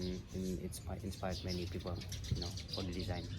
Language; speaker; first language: English; non-native, fluent; Indonesian